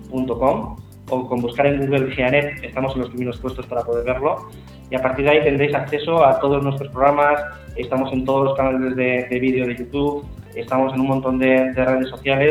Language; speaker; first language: Spanish; native; Spanish